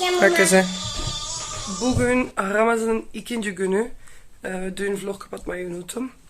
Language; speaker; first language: Turkish; non-native, learner; Dutch